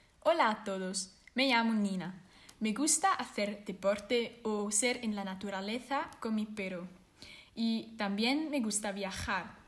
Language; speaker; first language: Spanish; non-native, learner; Swiss German